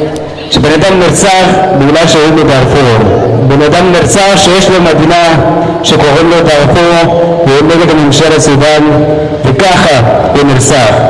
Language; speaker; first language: Hebrew; non-native, fluent; Arabic